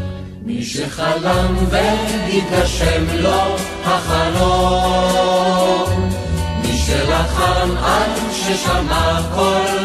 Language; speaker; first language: Hebrew; native; Hebrew